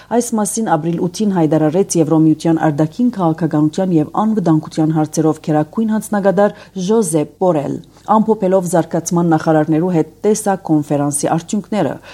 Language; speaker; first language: Armenian; native; Armenian